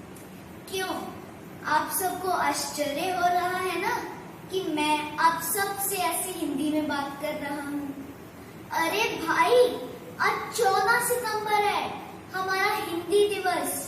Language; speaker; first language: Hindi; native; Hindi